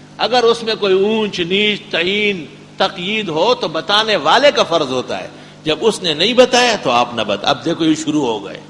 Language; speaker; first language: Urdu; non-native, local second language; Pashto